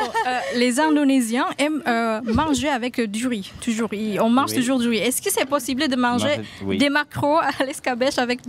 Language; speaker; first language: French; non-native, fluent; Indonesian